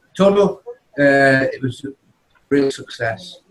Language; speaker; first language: Spanish; non-native, learner; English